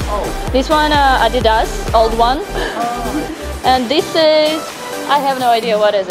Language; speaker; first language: English; non-native, fluent; Russian